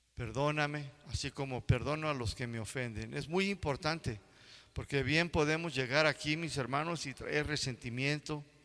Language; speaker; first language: Spanish; early bilingual, heritage; Spanish